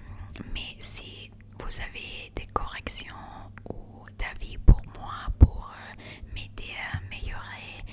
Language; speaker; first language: French; non-native, learner; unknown